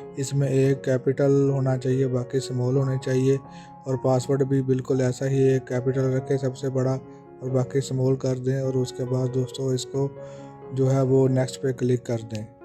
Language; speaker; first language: Urdu; non-native, local second language; Punjabi